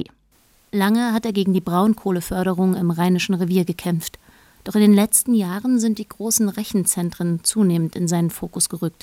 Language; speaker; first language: German; native; German